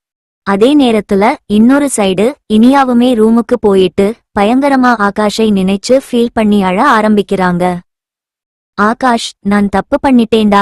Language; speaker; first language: Tamil; native; Tamil